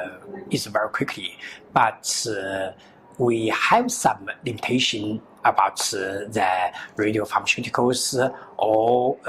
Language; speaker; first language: English; non-native, learner; Chinese